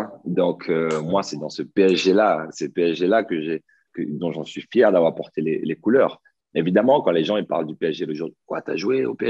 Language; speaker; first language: French; native; French